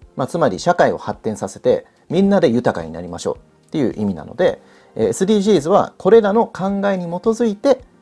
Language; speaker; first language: Japanese; early bilingual, heritage; Japanese